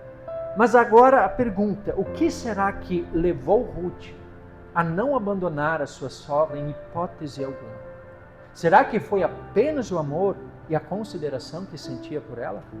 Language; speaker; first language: Portuguese; native; Portuguese